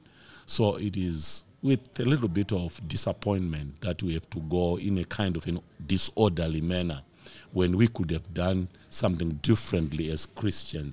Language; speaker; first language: English; non-native, local second language; Shona